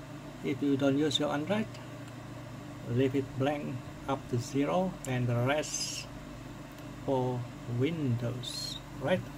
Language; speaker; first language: English; non-native, fluent; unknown